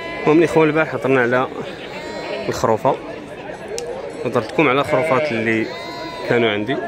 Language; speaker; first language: Arabic; native; Arabic